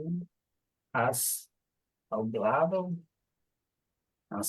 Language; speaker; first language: Spanish; non-native, learner; English